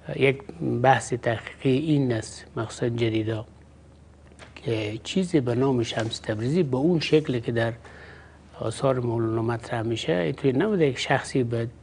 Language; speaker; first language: Persian; native; Persian